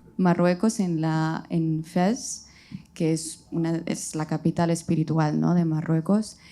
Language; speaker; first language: Spanish; early bilingual, other home language; Riffian